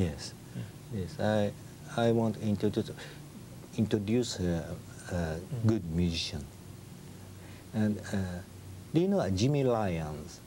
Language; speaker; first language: English; non-native, learner; Japanese